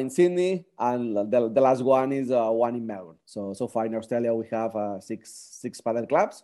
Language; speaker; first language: English; non-native, fluent; Spanish